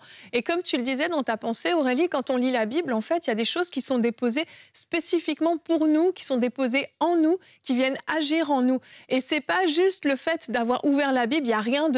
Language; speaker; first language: French; native; French